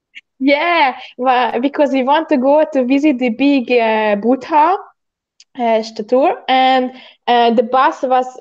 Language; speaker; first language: English; non-native, learner; Hungarian